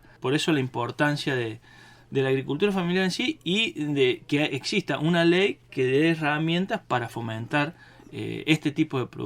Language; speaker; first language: Spanish; native; Spanish